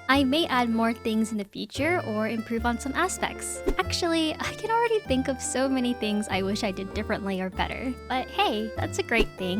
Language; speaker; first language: English; native; English